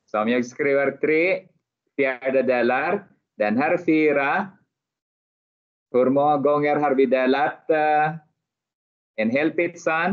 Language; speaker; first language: Swedish; non-native, learner; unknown